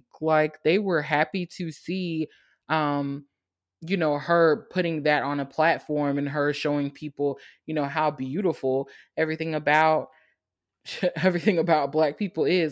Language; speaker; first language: English; native; English